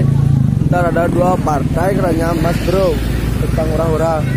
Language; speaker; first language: Indonesian; native; Indonesian